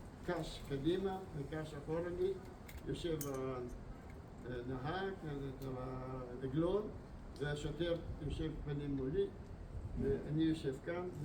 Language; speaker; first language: Hebrew; non-native, fluent; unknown